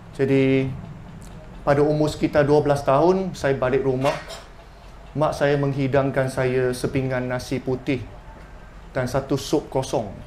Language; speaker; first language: Malay; non-native, local second language; Chinese